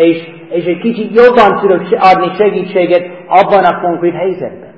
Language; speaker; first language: Hungarian; non-native, learner; English